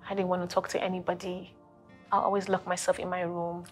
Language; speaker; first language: English; non-native, local second language; Igbo